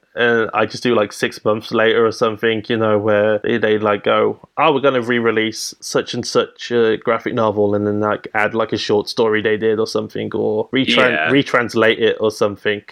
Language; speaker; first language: English; native; English